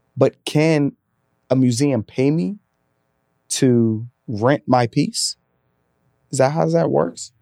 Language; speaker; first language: English; native; English